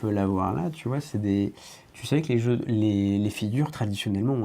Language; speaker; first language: French; native; French